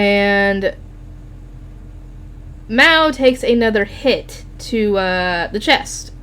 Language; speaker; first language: English; native; English